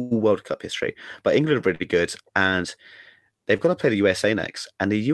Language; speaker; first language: English; native; English